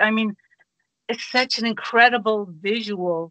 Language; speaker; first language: English; native; English